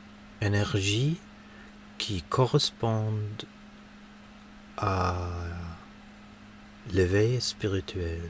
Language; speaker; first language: French; non-native, learner; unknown